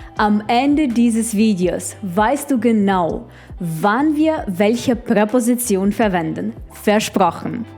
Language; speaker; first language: German; non-native, fluent; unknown